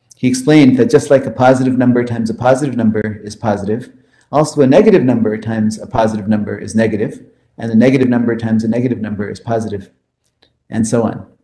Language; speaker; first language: English; early bilingual, other home language; Hindi